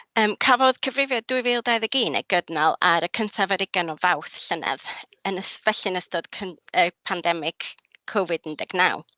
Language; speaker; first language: Welsh; native; Welsh